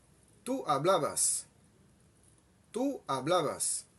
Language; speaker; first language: Spanish; non-native, fluent; Haitian Creole